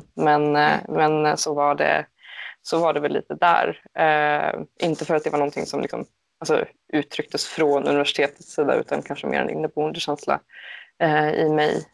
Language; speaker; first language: Swedish; native; Swedish